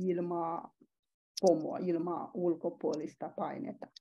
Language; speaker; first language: Finnish; non-native, learner; Chinese